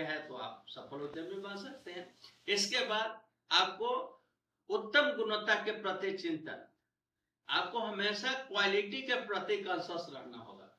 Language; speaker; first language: Hindi; native; Hindi